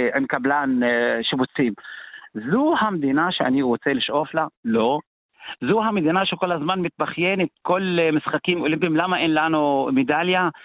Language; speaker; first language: Hebrew; non-native, local second language; Arabic